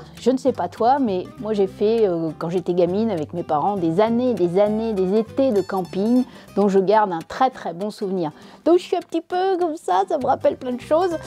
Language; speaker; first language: French; native; French